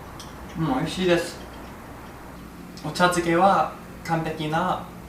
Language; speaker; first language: Japanese; non-native, fluent; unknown